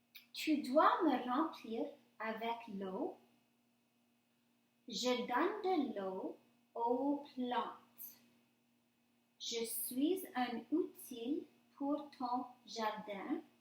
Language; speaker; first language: French; non-native, fluent; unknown